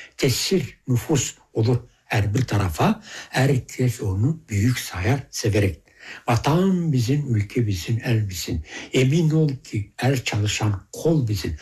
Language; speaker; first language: Turkish; early bilingual, heritage; Turkish